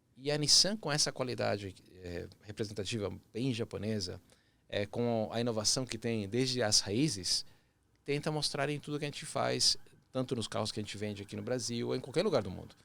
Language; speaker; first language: Portuguese; early bilingual, other home language; Spanish